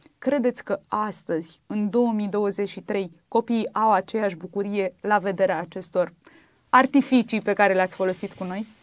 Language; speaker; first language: Romanian; native; Romanian